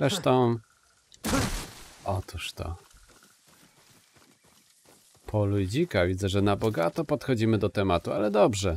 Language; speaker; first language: Polish; native; Polish